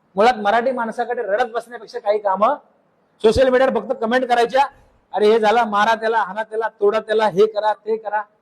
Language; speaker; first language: Marathi; native; Marathi